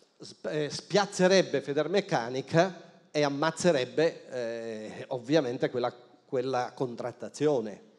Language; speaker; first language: Italian; native; Italian